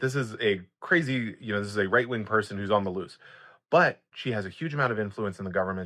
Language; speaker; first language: English; native; English